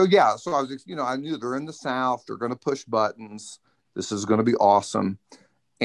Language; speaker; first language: English; native; English